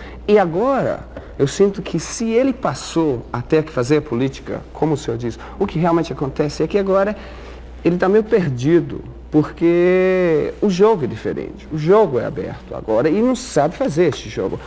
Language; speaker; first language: Portuguese; non-native, fluent; English